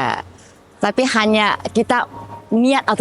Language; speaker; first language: Indonesian; early bilingual, heritage; Indonesian